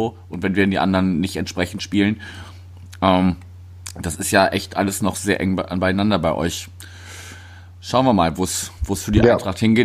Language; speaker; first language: German; native; German